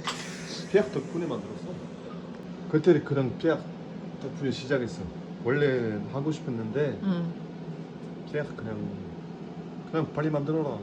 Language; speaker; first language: Korean; non-native, learner; French